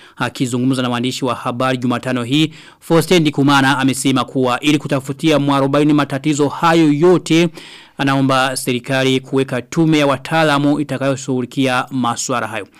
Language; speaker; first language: Swahili; non-native, local second language; Rundi